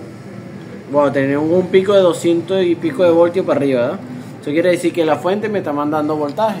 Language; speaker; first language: Spanish; native; Spanish